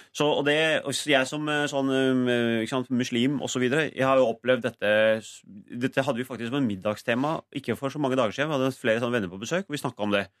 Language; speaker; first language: Norwegian; early bilingual, other home language; Urdu